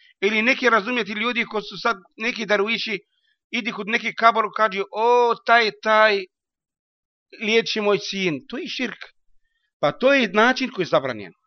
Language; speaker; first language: Bosnian; non-native, learner; Arabic